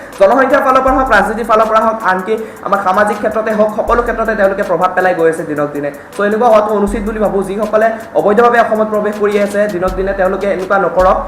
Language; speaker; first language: Assamese; native; Assamese